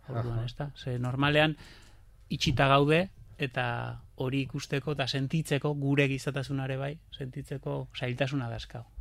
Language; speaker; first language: Basque; native; Basque